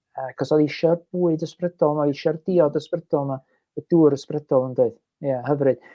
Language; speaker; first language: Welsh; native; Welsh